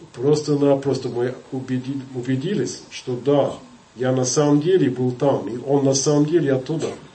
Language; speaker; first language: Russian; non-native, fluent; English